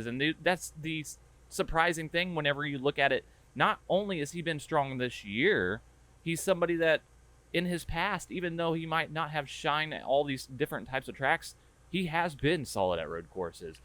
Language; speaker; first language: English; native; English